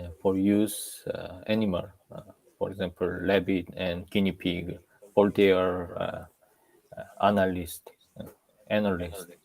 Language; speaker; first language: English; non-native, learner; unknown